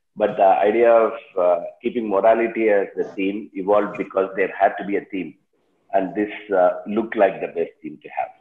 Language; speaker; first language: English; non-native, local second language; Tamil